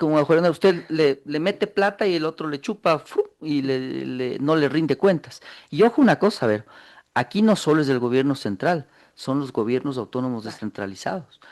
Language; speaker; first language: Spanish; native; Spanish